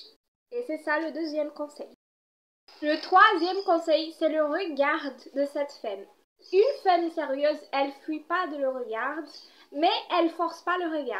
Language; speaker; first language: French; non-native, fluent; Portuguese